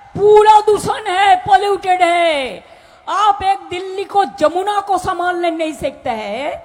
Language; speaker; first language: Hindi; non-native, local second language; Bangla